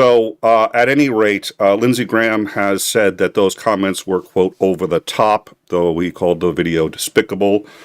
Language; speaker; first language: English; native; English